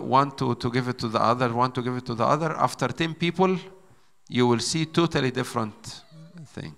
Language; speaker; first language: English; non-native, learner; Arabic